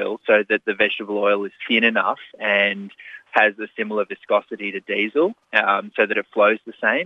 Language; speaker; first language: English; native; English